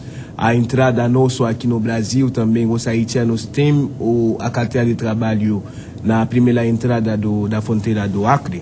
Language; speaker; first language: Portuguese; non-native, fluent; Haitian Creole